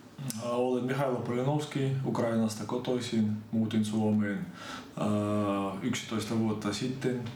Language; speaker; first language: Finnish; non-native, fluent; Ukrainian